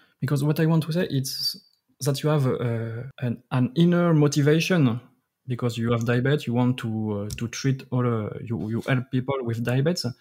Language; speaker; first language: English; non-native, learner; French